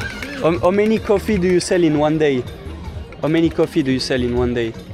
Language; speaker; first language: English; non-native, learner; French